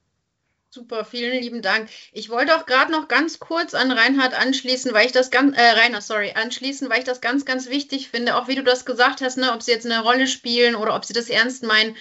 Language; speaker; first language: German; native; German